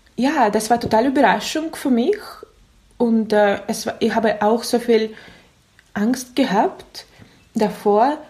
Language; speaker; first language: German; non-native, learner; Russian